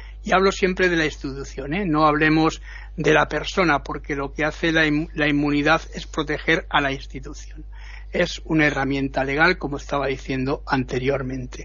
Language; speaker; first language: Spanish; native; Spanish